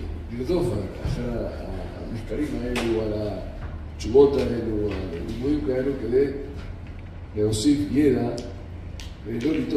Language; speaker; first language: Hebrew; non-native, fluent; Spanish